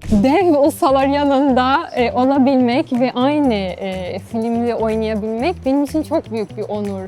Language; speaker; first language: Turkish; non-native, fluent; Portuguese